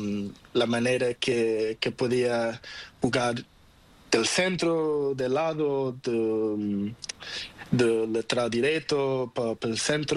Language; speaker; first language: Spanish; non-native, learner; Portuguese